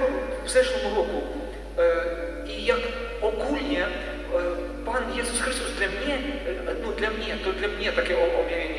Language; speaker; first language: Polish; non-native, learner; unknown